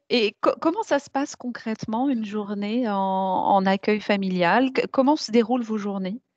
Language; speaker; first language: French; native; French